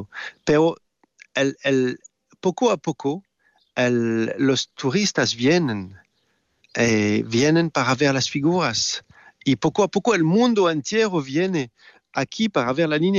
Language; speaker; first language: Spanish; non-native, fluent; French